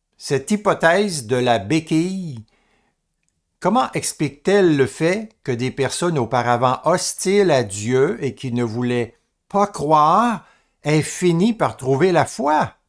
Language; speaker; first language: French; native; French